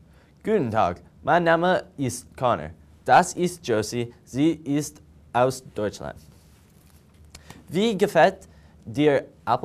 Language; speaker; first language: German; non-native, learner; English